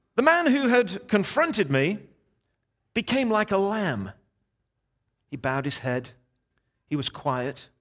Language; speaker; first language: English; native; English